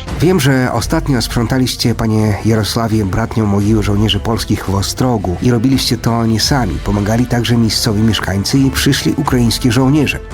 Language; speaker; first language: Polish; non-native, fluent; Ukrainian